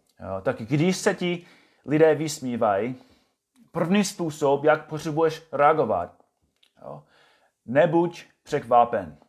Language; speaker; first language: Czech; non-native, fluent; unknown